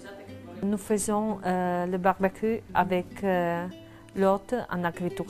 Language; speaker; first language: French; non-native, learner; Slovak